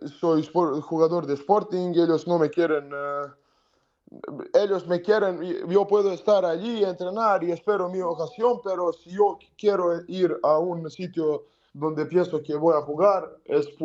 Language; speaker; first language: Spanish; non-native, learner; Serbian